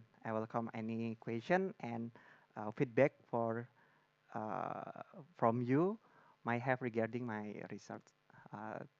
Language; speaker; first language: English; non-native, learner; Indonesian